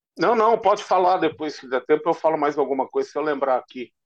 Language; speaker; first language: Portuguese; native; Portuguese